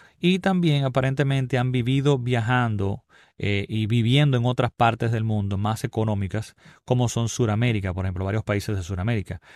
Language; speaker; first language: Spanish; native; Spanish